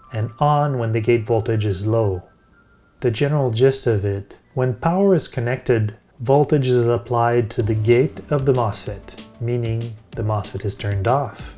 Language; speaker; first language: English; native; English